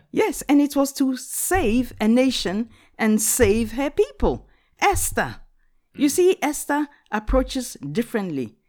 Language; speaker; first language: English; non-native, local second language; Akan